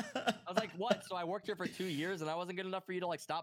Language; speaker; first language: English; native; English